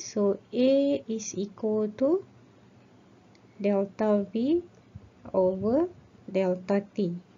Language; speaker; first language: English; non-native, local second language; Malay